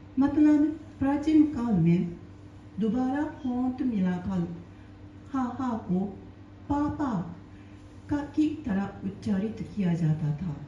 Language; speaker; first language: Hindi; non-native, learner; Japanese